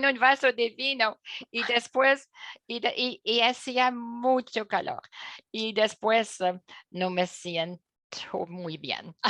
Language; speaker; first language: Spanish; non-native, learner; French